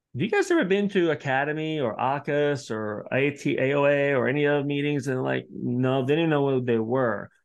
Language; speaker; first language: English; early bilingual, other home language; Italian